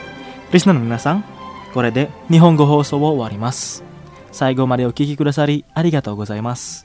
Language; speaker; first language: Japanese; non-native, learner; Indonesian